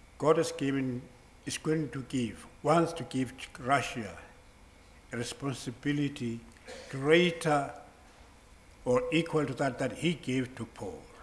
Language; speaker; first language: English; non-native, local second language; Southern Sotho